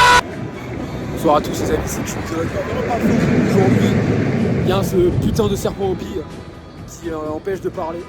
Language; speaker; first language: French; native; French